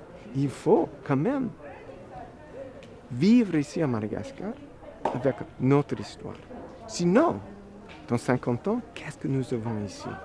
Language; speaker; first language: French; non-native, fluent; English